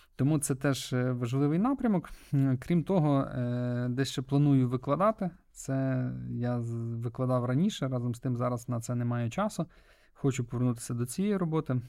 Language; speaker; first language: Ukrainian; native; Ukrainian